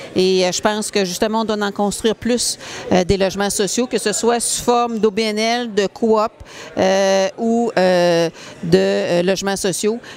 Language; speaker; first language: French; native; French